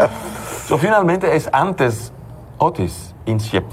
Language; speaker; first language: Spanish; non-native, learner; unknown